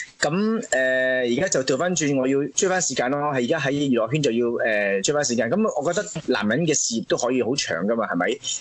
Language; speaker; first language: Cantonese; non-native, fluent; French